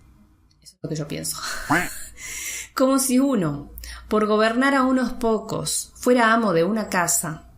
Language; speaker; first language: Spanish; native; Spanish